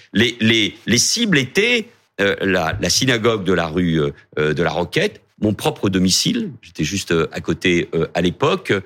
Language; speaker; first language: French; early bilingual, other home language; Catalan